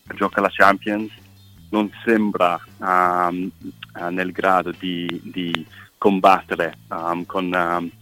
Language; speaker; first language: Italian; non-native, fluent; English